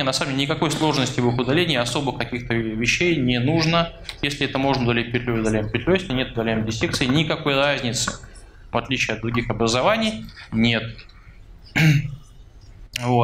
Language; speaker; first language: Russian; native; Russian